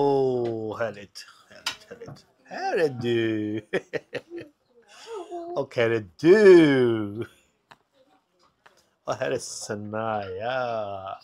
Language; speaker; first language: Swedish; non-native, learner; Hindi